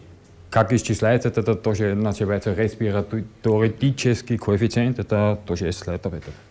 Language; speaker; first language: Russian; non-native, learner; German